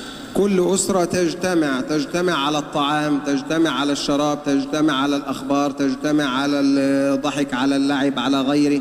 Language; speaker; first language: Arabic; native; Arabic